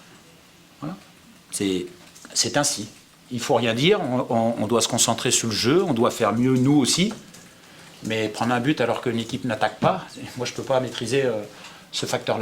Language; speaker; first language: French; native; French